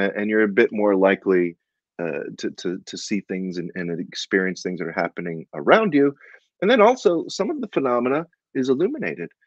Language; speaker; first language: English; native; English